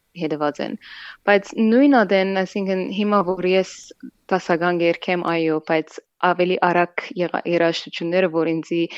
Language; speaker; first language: Armenian; native; Armenian